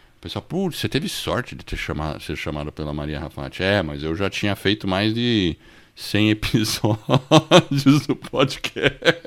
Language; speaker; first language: Portuguese; non-native, fluent; English